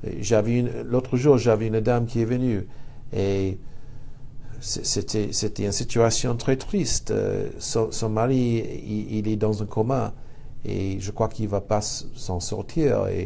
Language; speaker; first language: French; non-native, fluent; English